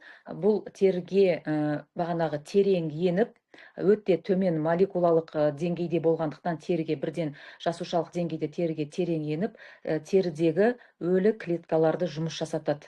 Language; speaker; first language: Kazakh; native; Kazakh